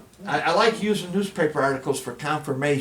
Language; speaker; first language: English; native; English